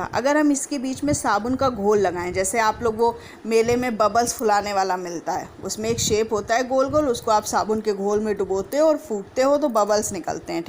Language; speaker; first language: Hindi; native; Hindi